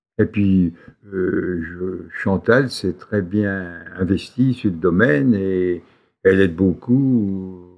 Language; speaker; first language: French; native; French